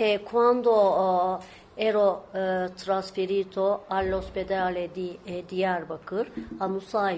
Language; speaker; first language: Italian; non-native, fluent; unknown